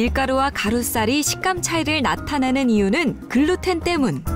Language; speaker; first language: Korean; native; Korean